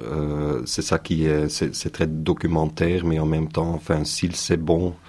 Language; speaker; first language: French; non-native, local second language; Dutch